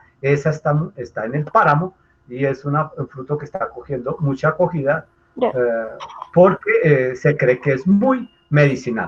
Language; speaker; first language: Spanish; native; Spanish